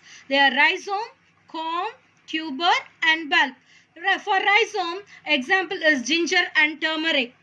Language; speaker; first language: English; non-native, local second language; Tamil